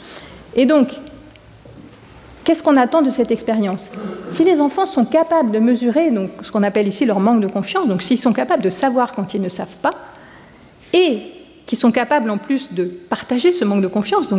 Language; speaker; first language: French; native; French